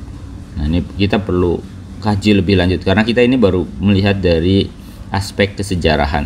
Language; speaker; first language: Indonesian; native; Indonesian